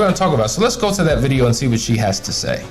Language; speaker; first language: English; native; English